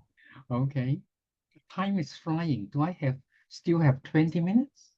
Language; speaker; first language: English; non-native, fluent; Cantonese